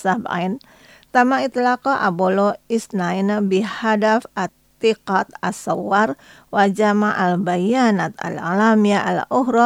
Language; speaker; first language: Arabic; non-native, fluent; Indonesian